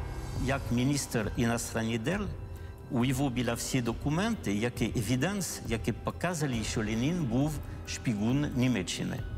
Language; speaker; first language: Ukrainian; non-native, learner; French